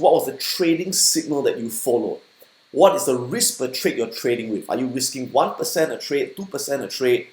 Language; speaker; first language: English; native; English